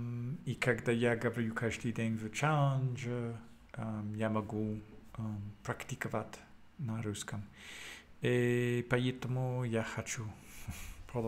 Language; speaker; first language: Russian; non-native, learner; English